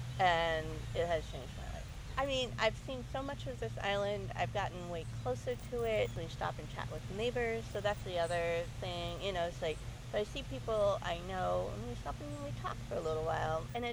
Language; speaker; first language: English; native; English